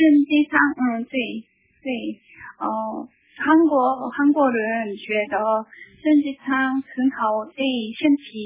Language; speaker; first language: Chinese; non-native, learner; Korean